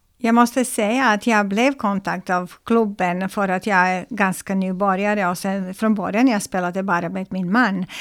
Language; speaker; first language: Swedish; non-native, fluent; Serbian